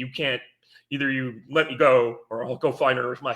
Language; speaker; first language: English; native; English